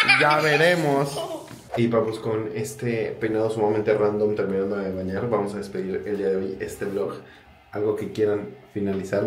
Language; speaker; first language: Spanish; native; Spanish